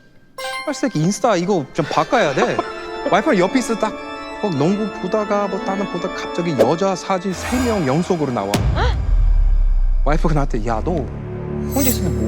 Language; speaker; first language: Korean; non-native, fluent; English